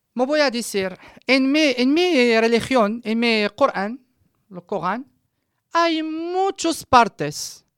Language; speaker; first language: Spanish; non-native, learner; Arabic